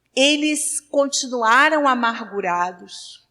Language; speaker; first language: Portuguese; native; Portuguese